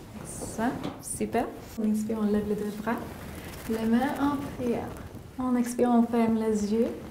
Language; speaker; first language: French; non-native, learner; English